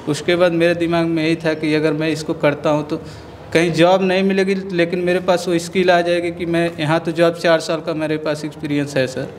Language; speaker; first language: Hindi; native; Hindi